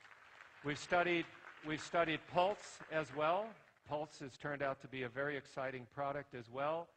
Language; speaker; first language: English; native; English